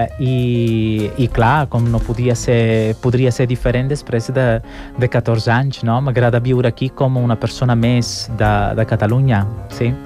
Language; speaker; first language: Catalan; non-native, fluent; Italian